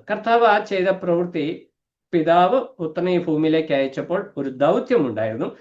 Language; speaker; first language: Malayalam; native; Malayalam